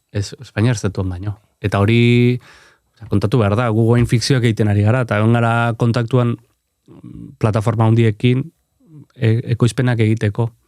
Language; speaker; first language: Basque; native; Basque